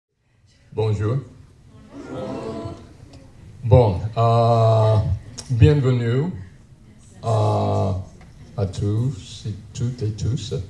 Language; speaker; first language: French; non-native, learner; English